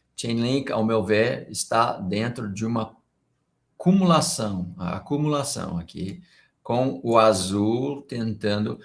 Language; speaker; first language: Portuguese; non-native, fluent; English